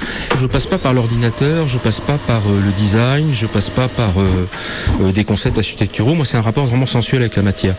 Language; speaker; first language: French; native; French